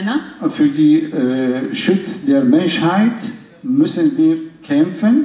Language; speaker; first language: German; non-native, fluent; Kurdish